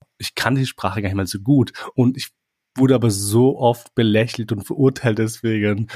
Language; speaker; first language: German; early bilingual, other home language; Albanian